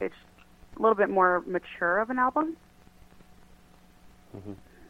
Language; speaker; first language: English; native; English